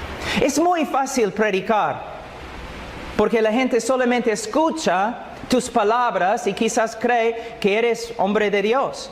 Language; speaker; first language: Spanish; non-native, fluent; English